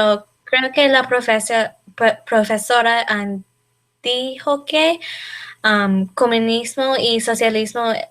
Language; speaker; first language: Spanish; non-native, learner; English